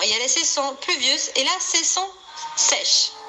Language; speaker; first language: French; non-native, learner; Swedish